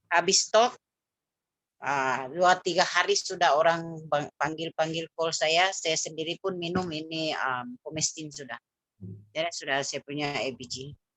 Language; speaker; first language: Malay; native; Malay